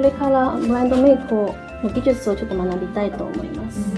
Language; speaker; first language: Japanese; non-native, fluent; Chinese